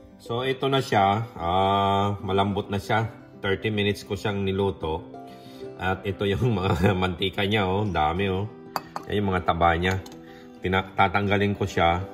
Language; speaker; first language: Filipino; non-native, local second language; Iloko